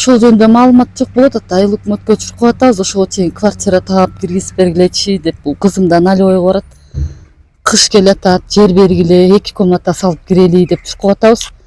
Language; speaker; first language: Kyrgyz; native; Kyrgyz